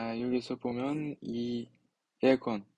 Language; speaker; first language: Korean; non-native, fluent; Uzbek